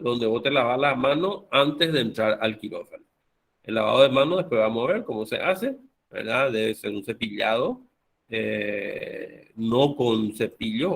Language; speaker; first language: Spanish; native; Spanish